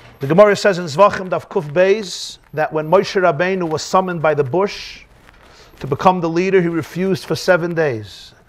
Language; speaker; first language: English; native; English